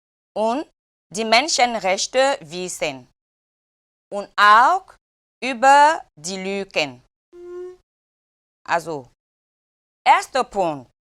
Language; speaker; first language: German; non-native, fluent; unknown